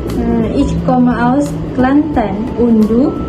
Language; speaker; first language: German; non-native, learner; Malay